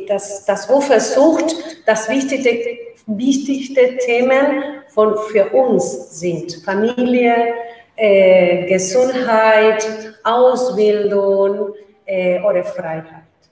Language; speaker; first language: German; non-native, learner; Spanish